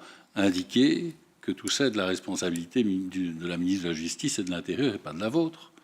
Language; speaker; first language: French; native; French